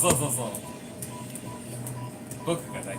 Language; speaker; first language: Japanese; non-native, learner; English